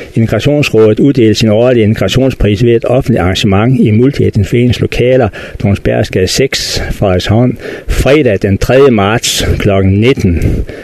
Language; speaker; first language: Danish; native; Danish